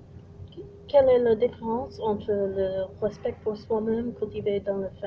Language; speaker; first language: French; non-native, learner; English